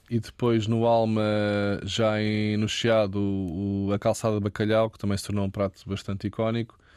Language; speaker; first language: Portuguese; native; Portuguese